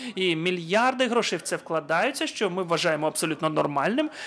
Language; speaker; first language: Ukrainian; non-native, fluent; Dutch